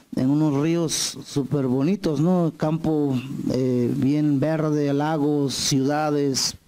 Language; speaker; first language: Spanish; native; Spanish